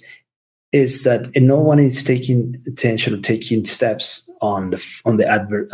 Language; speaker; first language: English; non-native, fluent; Spanish